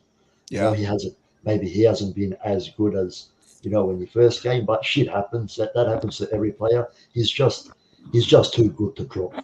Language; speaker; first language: English; native; English